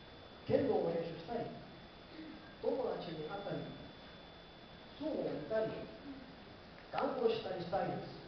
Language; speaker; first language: Japanese; non-native, learner; Spanish